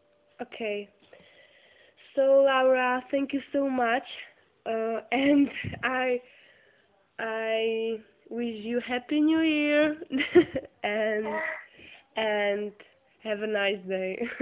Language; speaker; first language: English; non-native, learner; Czech